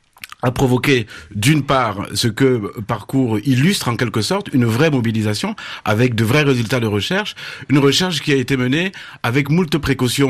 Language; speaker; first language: French; native; French